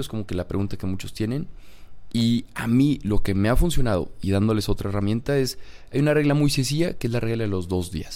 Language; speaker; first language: Spanish; native; Spanish